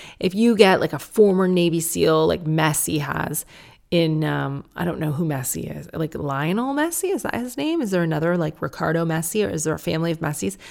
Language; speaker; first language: English; native; English